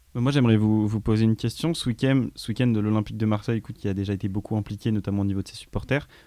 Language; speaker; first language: French; native; French